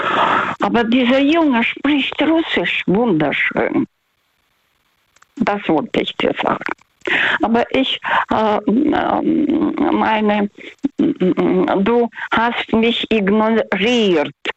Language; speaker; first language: German; non-native, fluent; Russian